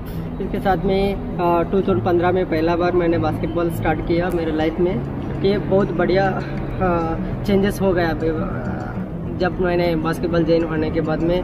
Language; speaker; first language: Hindi; non-native, local second language; Kannada